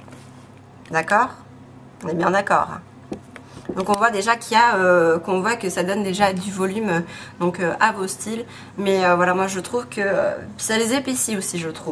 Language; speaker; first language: French; native; French